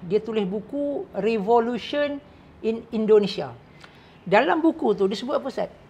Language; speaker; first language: Malay; native; Malay